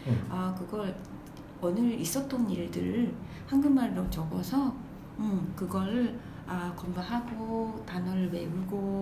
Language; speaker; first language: Korean; non-native, fluent; Japanese